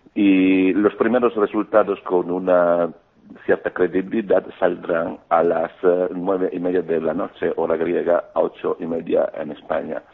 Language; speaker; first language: Spanish; non-native, fluent; Greek